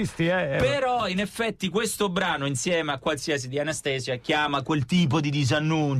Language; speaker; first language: Italian; native; Italian